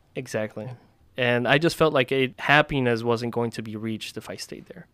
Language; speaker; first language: English; early bilingual, other home language; Spanish